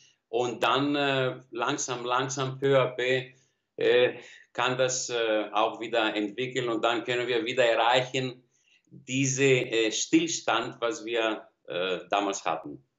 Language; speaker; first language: German; non-native, learner; Greek